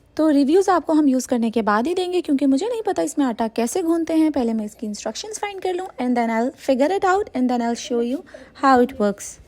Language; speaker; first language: Urdu; native; Urdu